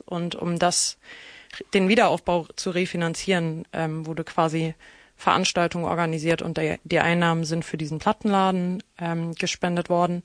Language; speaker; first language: German; native; German